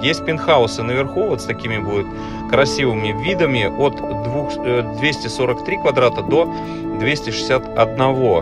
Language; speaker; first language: Russian; native; Russian